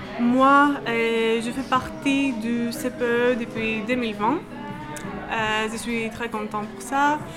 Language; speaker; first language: French; non-native, fluent; Greek